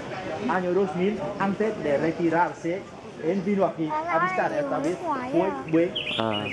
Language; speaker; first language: Spanish; non-native, learner; Vietnamese